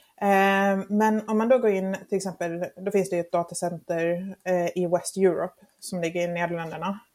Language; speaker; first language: Swedish; non-native, fluent; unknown